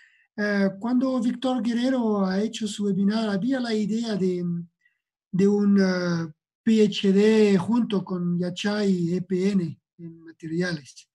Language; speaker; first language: Spanish; non-native, fluent; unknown